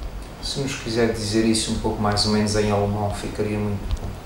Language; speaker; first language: Portuguese; native; Portuguese